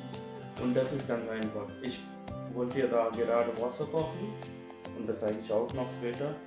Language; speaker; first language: German; non-native, fluent; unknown